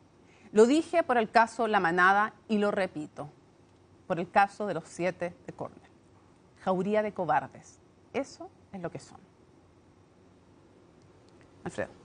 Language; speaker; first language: Spanish; native; Spanish